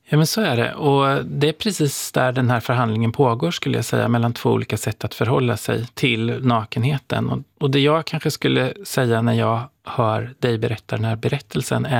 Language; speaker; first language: Swedish; native; Swedish